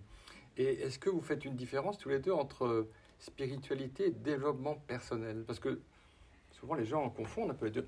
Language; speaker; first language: French; native; French